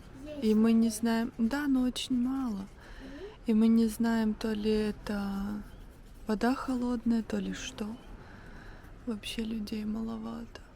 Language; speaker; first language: Russian; native; Russian